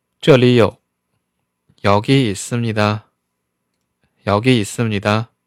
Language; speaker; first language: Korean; non-native, fluent; Chinese